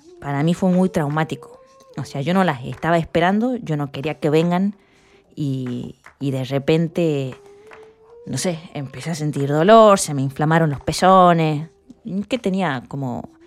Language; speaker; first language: Spanish; native; Spanish